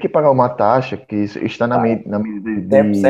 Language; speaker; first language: Portuguese; non-native, fluent; Spanish